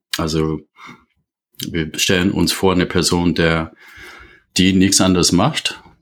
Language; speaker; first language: German; non-native, fluent; English